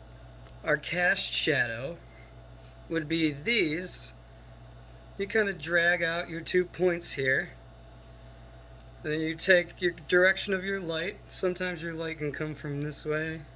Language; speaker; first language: English; native; English